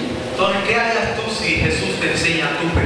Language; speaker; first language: Spanish; native; Spanish